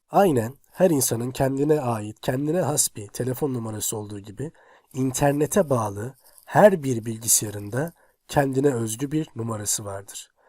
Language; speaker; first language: Turkish; native; Turkish